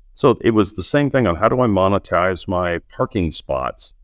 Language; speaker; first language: English; native; English